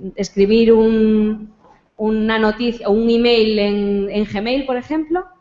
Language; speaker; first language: Spanish; non-native, local second language; Galician